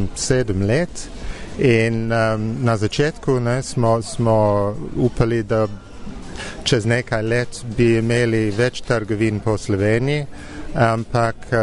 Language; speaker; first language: Slovenian; non-native, fluent; English